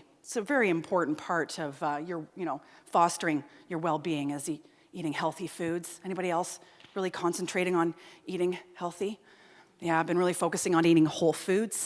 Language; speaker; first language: English; native; English